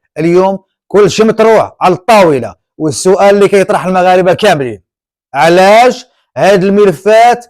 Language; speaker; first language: Arabic; native; Arabic